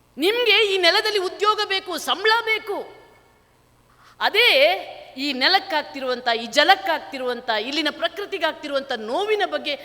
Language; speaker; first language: Kannada; non-native, local second language; Tulu